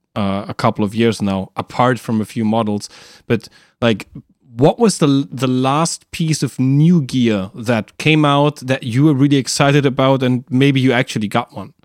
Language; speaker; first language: English; non-native, fluent; German